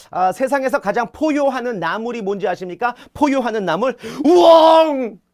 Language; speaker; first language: Korean; native; Korean